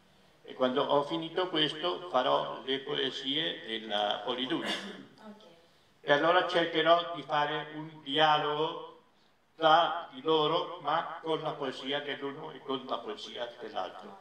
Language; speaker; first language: Italian; non-native, fluent; Catalan